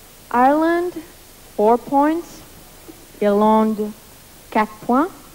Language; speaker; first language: English; non-native, fluent; Luxembourgish